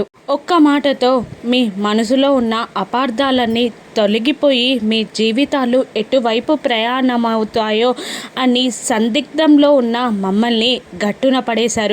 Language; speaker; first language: Telugu; native; Telugu